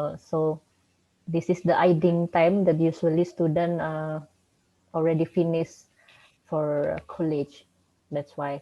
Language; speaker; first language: English; non-native, learner; Indonesian